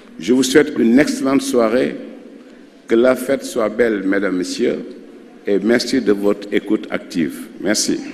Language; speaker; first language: French; non-native, local second language; Wolof